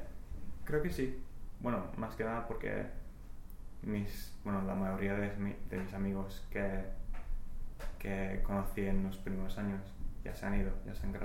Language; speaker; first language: Spanish; non-native, fluent; English